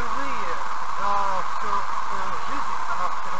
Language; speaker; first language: Russian; native; Russian